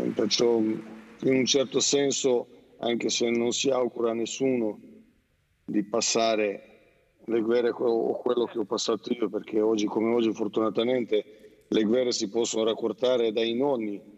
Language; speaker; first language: Italian; non-native, fluent; Serbian